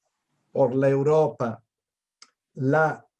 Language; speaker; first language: Spanish; non-native, fluent; Italian